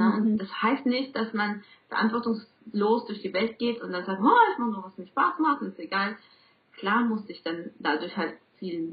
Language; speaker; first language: German; non-native, fluent; Spanish